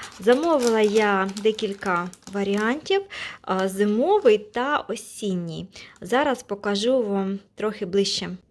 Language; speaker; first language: Ukrainian; non-native, local second language; Russian